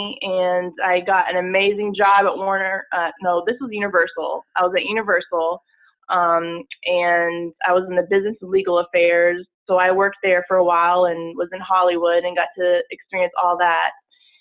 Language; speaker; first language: English; native; English